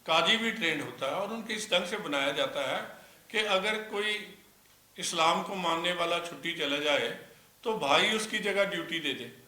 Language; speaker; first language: Hindi; non-native, local second language; Punjabi